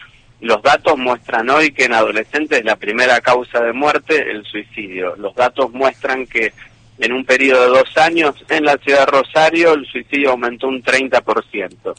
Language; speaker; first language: Spanish; native; Spanish